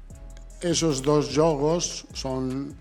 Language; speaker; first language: Portuguese; non-native, fluent; Italian